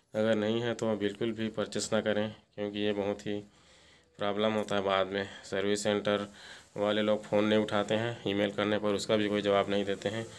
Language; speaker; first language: Hindi; native; Hindi